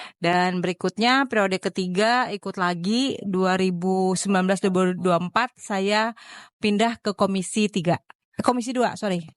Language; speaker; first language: Indonesian; native; Indonesian